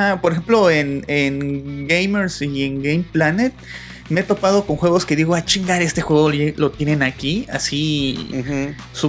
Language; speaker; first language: Spanish; native; Spanish